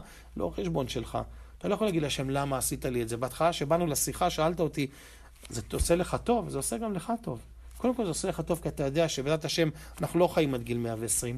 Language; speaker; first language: Hebrew; native; Hebrew